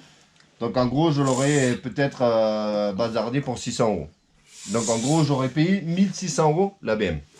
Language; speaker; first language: French; native; French